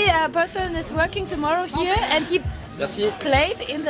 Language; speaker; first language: English; non-native, learner; German